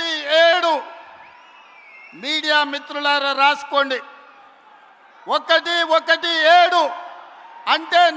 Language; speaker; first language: Telugu; native; Telugu